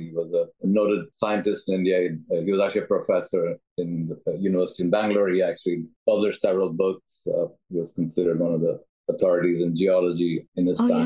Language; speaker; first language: English; non-native, local second language; Tamil